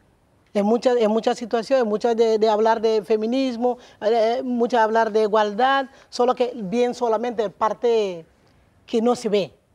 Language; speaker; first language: Spanish; non-native, learner; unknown